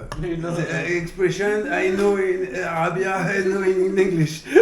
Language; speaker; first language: English; non-native, learner; French